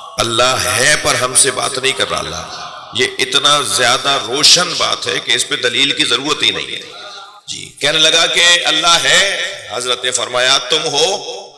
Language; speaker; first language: Urdu; native; Urdu